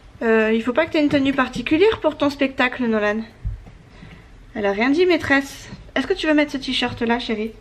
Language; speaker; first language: French; native; French